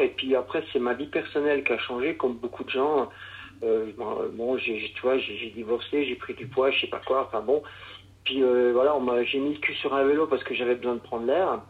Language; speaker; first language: French; native; French